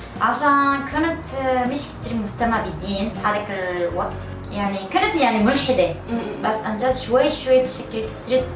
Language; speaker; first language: Arabic; non-native, learner; Korean